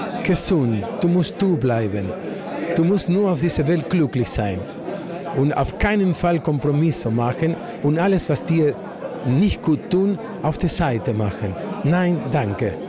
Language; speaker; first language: German; non-native, fluent; Spanish